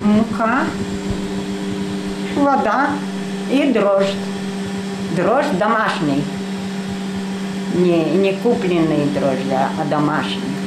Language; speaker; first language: Russian; non-native, local second language; Albanian